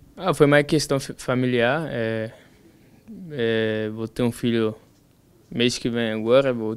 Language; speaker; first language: Portuguese; native; Portuguese